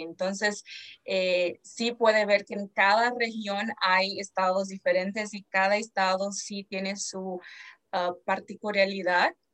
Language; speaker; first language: Spanish; non-native, fluent; Portuguese